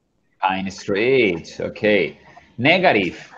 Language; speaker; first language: English; non-native, fluent; Spanish